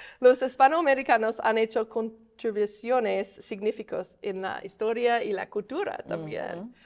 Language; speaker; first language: Spanish; non-native, fluent; English